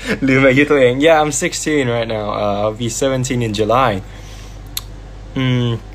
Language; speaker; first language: English; non-native, fluent; Thai